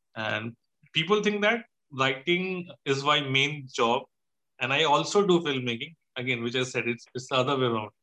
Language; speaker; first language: English; non-native, local second language; Hindi